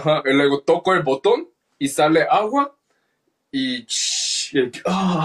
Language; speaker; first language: Spanish; non-native, learner; Korean